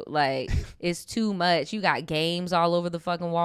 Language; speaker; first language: English; native; English